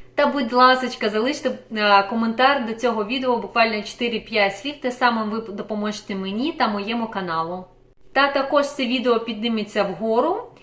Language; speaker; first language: Ukrainian; non-native, local second language; Russian